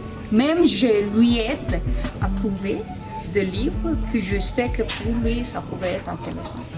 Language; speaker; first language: French; non-native, learner; Spanish